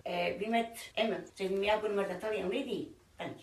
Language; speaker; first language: English; non-native, learner; Italian